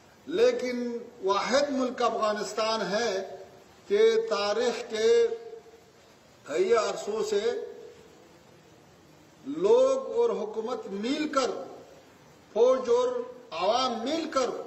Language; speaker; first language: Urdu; non-native, fluent; Pashto